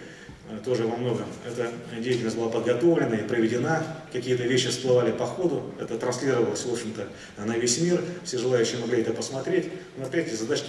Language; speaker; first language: Russian; native; Russian